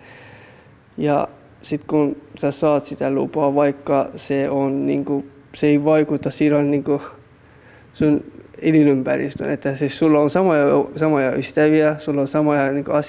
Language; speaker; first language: Finnish; non-native, fluent; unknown